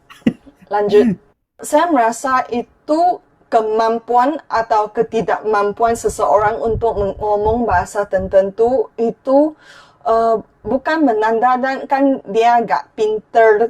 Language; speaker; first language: Indonesian; non-native, fluent; Chinese